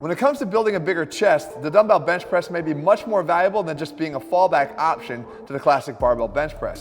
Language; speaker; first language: English; native; English